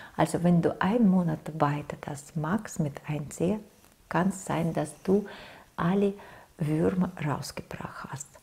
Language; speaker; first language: German; non-native, fluent; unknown